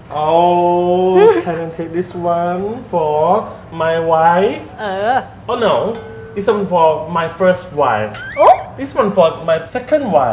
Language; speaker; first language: English; non-native, learner; Thai